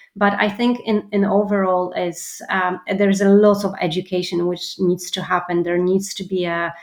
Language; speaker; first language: English; non-native, fluent; Polish